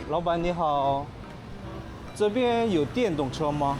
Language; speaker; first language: Chinese; non-native, fluent; Korean